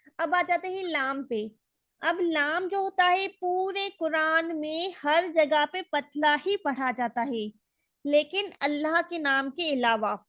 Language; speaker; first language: Urdu; native; Urdu